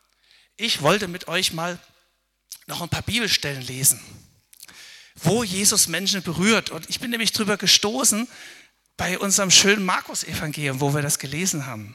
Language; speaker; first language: German; native; German